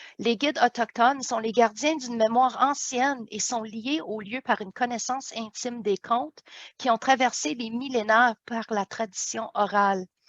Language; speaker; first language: French; native; French